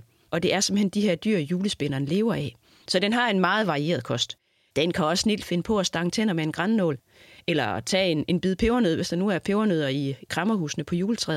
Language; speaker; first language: Danish; native; Danish